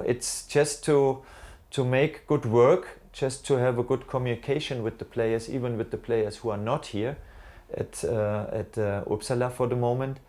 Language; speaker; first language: English; non-native, fluent; German